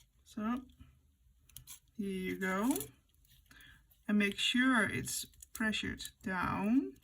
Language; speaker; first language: English; non-native, fluent; Dutch